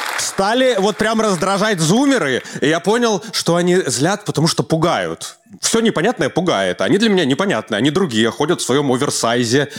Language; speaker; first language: Russian; native; Russian